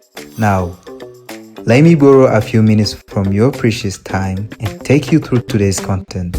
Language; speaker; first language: English; non-native, local second language; Kinyarwanda